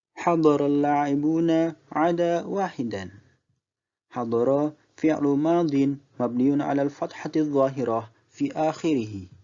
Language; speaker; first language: Arabic; non-native, fluent; Indonesian